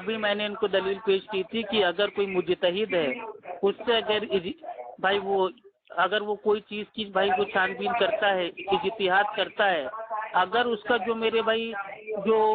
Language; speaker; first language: Hindi; native; Hindi